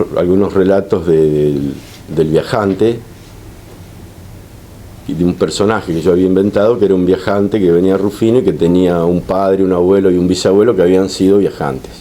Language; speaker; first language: Spanish; native; Spanish